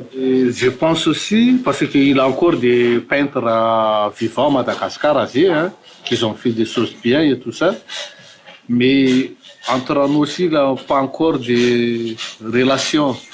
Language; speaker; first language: French; non-native, local second language; Malagasy